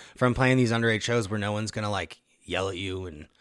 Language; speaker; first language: English; native; English